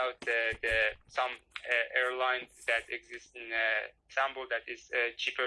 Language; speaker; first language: English; non-native, learner; Persian